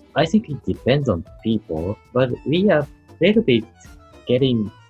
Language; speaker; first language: English; non-native, learner; Japanese